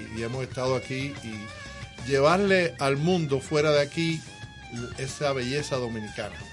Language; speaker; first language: Spanish; native; Spanish